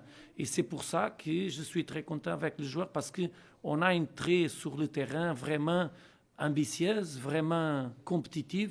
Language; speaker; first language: French; non-native, learner; Portuguese